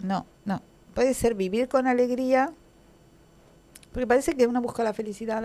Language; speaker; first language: Spanish; native; Spanish